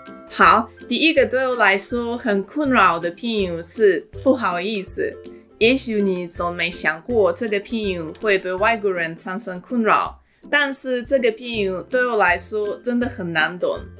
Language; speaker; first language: Chinese; non-native, fluent; Russian